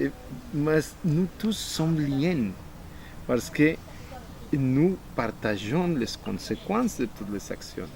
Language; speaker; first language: French; non-native, fluent; Spanish